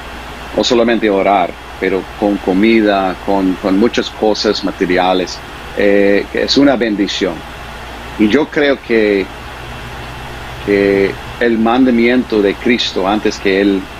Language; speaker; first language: Spanish; non-native, fluent; English